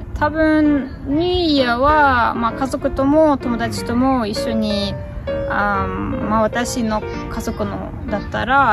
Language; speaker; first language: Japanese; non-native, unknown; Russian